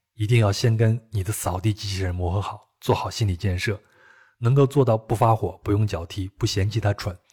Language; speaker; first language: Chinese; native; Chinese